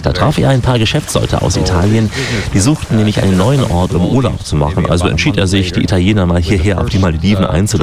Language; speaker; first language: German; native; German